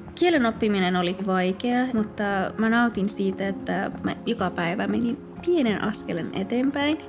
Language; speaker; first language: Finnish; non-native, fluent; Persian